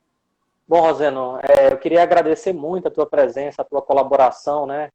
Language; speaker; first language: Portuguese; native; Portuguese